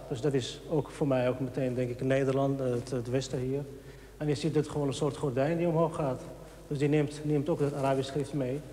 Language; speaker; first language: Dutch; non-native, fluent; Arabic